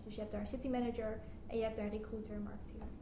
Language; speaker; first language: Dutch; native; Dutch